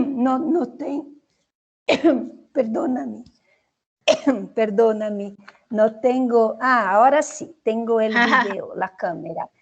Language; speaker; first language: Spanish; non-native, fluent; Portuguese